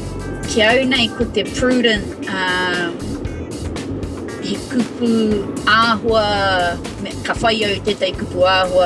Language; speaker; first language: Māori; non-native, local second language; English